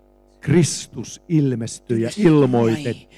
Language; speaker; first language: Finnish; native; Finnish